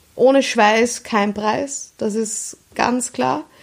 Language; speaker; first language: German; native; German